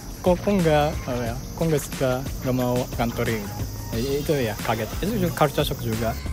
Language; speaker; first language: Indonesian; non-native, fluent; Japanese